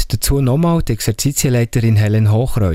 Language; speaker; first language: German; native; German